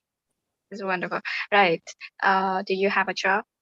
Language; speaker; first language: English; non-native, fluent; Vietnamese